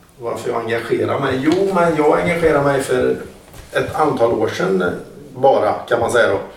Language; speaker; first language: Swedish; native; Swedish